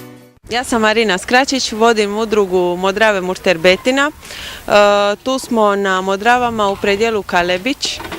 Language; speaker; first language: Croatian; native; Croatian